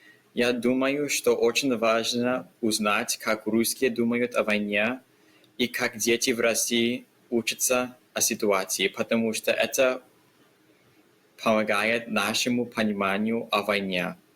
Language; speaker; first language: Russian; non-native, learner; English